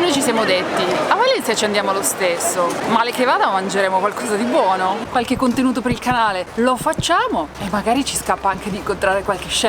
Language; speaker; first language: Italian; native; Italian